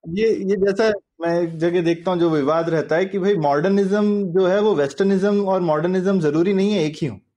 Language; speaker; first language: Hindi; native; Hindi